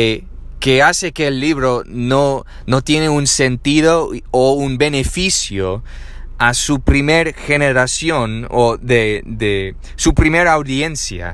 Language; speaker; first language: Spanish; non-native, learner; English